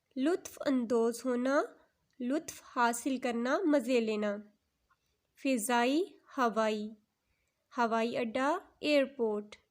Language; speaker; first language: Urdu; native; Urdu